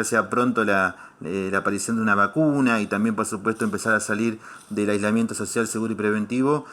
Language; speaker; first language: Spanish; native; Spanish